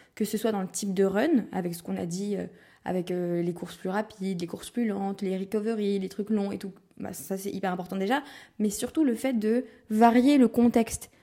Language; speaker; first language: French; native; French